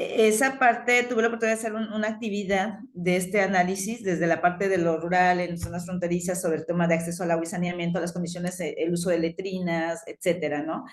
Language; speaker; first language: Spanish; native; Spanish